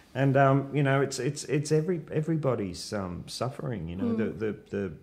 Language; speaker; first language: English; native; English